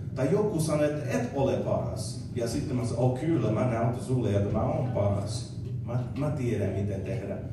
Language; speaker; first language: Finnish; non-native, learner; English